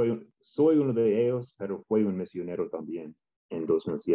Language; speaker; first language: Spanish; non-native, learner; English